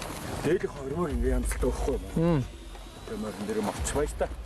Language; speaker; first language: Mongolian; native; Mongolian